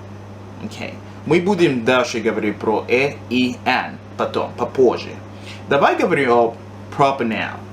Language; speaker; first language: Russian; non-native, learner; English